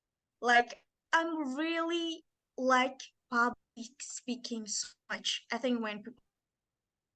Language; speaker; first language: English; non-native, learner; Indonesian